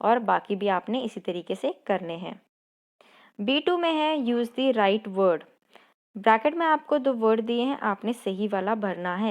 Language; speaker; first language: Hindi; non-native, local second language; Punjabi